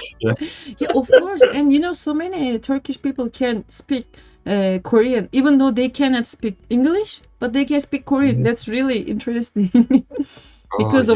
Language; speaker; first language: English; non-native, learner; Turkish